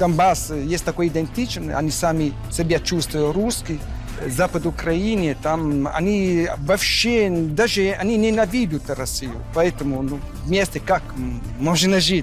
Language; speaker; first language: Russian; non-native, fluent; Italian